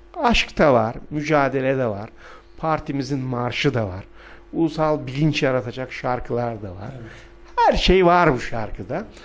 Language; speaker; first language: Turkish; non-native, local second language; Adyghe